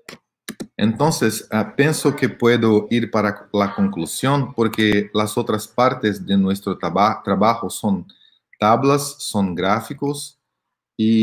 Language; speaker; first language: Spanish; non-native, fluent; Portuguese